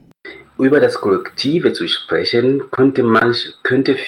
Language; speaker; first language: German; non-native, fluent; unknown